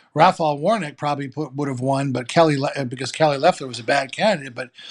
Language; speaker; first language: English; native; English